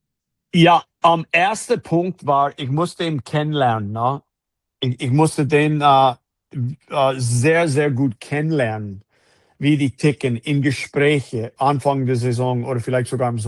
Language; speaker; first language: German; non-native, fluent; English